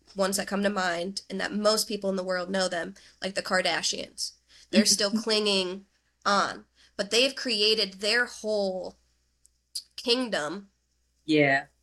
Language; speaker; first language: English; native; English